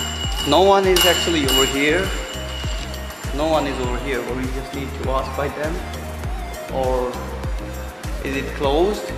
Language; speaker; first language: English; non-native, fluent; Urdu